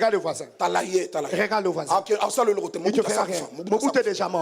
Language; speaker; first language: French; non-native, local second language; Lingala